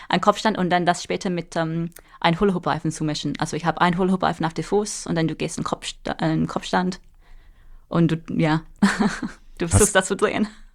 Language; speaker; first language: German; non-native, fluent; English